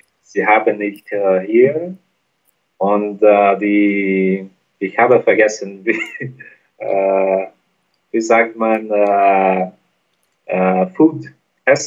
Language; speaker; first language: German; non-native, learner; Portuguese